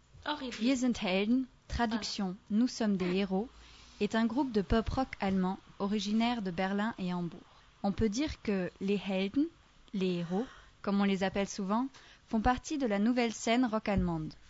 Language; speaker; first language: French; native; French